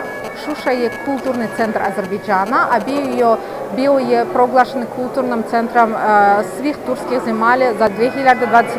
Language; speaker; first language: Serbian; non-native, fluent; Azerbaijani